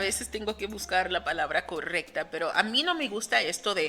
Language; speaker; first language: Spanish; non-native, fluent; English